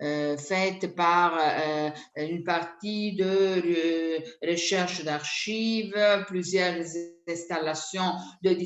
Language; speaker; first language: French; non-native, fluent; Italian